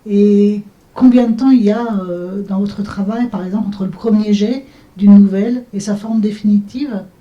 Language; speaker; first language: French; native; French